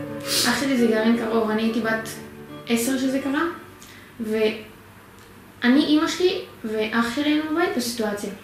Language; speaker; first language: Hebrew; native; Hebrew